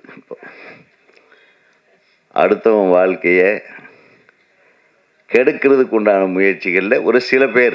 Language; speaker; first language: Tamil; native; Tamil